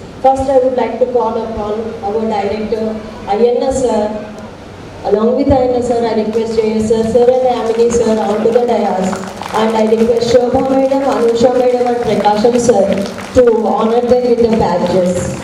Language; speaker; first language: English; non-native, local second language; Telugu